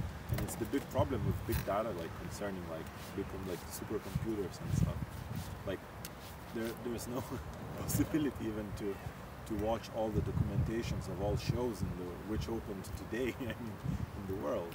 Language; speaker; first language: English; non-native, fluent; Lithuanian